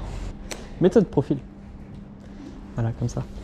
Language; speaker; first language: French; native; French